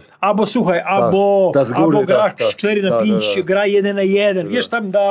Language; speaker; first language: Polish; non-native, learner; Serbian